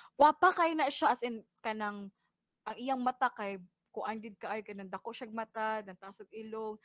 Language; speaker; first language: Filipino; non-native, local second language; Cebuano